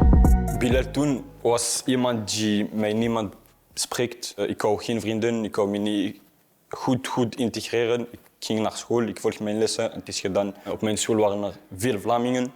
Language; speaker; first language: Dutch; non-native, fluent; Arabic